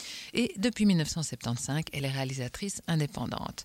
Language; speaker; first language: French; native; French